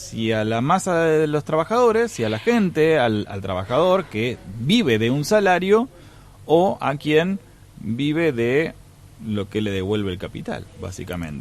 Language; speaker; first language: Spanish; native; Spanish